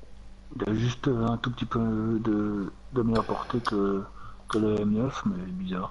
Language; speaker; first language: French; native; French